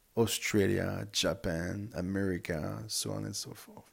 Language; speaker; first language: English; non-native, fluent; French